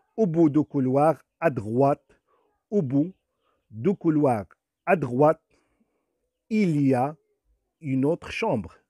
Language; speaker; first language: French; non-native, local second language; Arabic